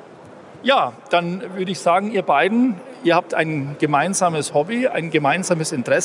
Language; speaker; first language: German; native; German